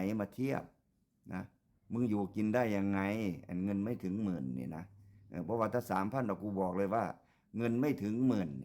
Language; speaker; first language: Thai; non-native, local second language; Lao